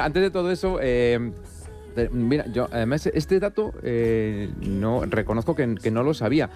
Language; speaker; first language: Spanish; native; Spanish